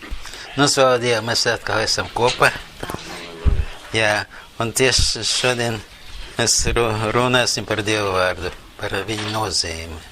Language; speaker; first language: Latvian; non-native, local second language; Russian